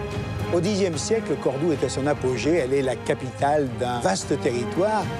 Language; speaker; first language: French; native; French